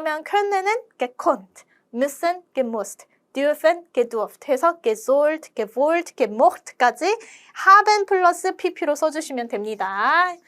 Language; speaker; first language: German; non-native, fluent; Korean